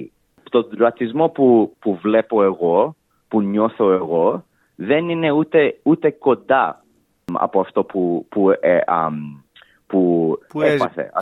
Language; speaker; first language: Greek; early bilingual, heritage; English